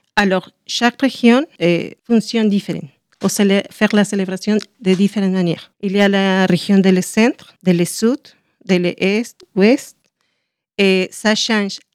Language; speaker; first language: French; non-native, learner; Spanish